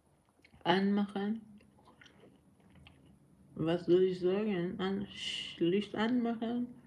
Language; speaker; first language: German; non-native, learner; Persian